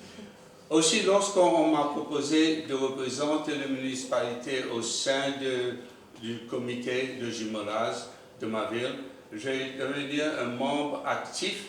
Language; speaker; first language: French; non-native, local second language; Morisyen